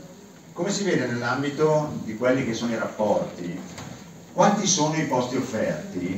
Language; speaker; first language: Italian; native; Italian